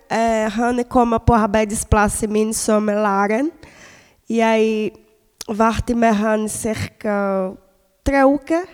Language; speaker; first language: Norwegian; non-native, learner; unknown